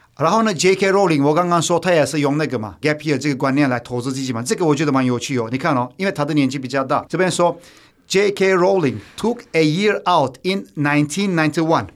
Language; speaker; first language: Chinese; non-native, fluent; Turkish